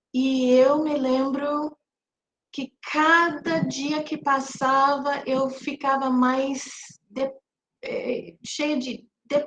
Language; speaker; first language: Portuguese; non-native, fluent; English